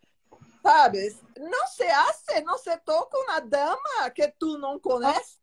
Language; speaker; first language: Spanish; non-native, learner; Portuguese